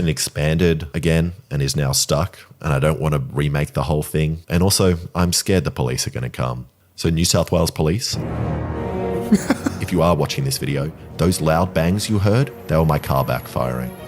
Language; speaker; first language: English; native; English